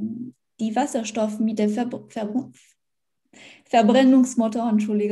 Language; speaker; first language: German; non-native, learner; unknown